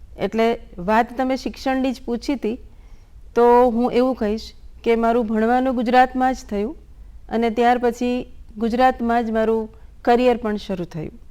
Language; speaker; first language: Gujarati; non-native, local second language; Bangla